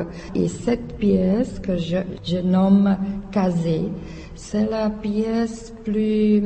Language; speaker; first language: French; non-native, learner; Czech